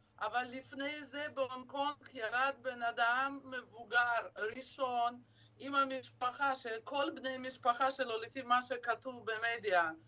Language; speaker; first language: Hebrew; non-native, fluent; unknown